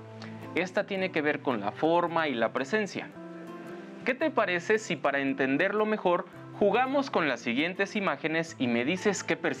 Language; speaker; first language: Spanish; native; Spanish